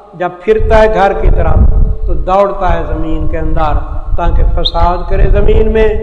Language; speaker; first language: Urdu; non-native, local second language; Saraiki